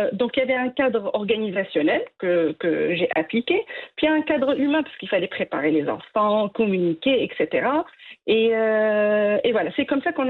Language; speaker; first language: French; non-native, local second language; Arabic